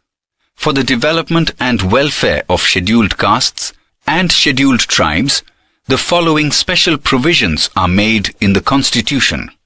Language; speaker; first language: English; non-native, local second language; Gujarati